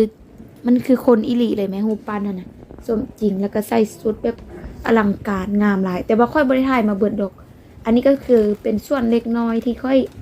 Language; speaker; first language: Thai; non-native, local second language; Lao